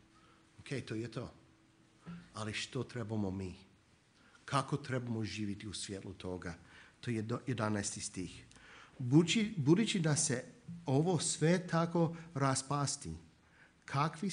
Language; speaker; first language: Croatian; non-native, fluent; English